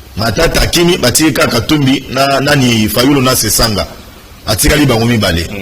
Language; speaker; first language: Lingala; non-native, local second language; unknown